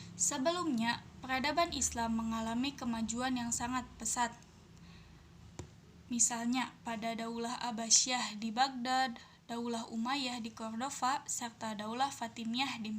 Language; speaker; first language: Indonesian; native; Indonesian